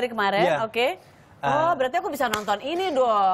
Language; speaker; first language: Indonesian; native; Indonesian